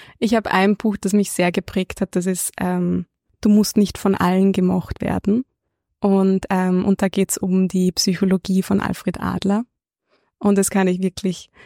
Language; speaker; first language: German; native; German